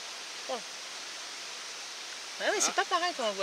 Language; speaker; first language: French; native; French